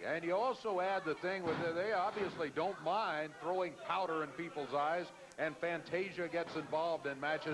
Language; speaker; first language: English; native; English